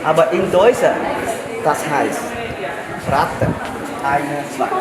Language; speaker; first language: German; non-native, learner; Vietnamese